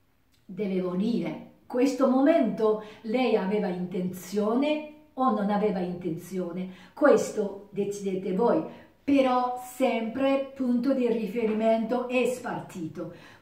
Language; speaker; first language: Italian; non-native, learner; Japanese